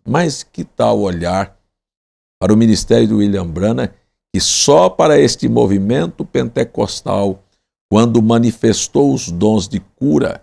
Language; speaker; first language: Portuguese; native; Portuguese